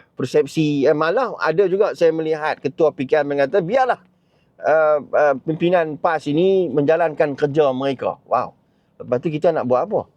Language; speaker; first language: Malay; native; Malay